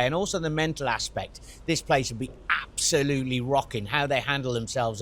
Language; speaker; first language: English; native; English